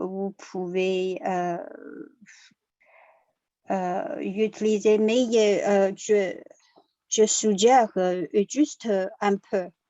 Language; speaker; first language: French; non-native, learner; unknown